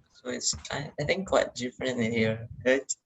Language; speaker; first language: English; non-native, learner; Indonesian